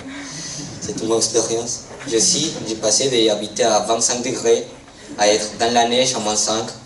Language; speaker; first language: French; non-native, fluent; Spanish